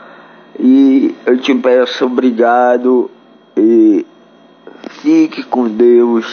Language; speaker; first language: Portuguese; native; Portuguese